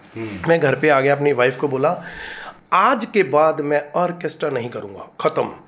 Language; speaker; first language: Hindi; native; Hindi